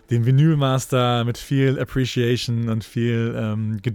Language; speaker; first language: German; native; German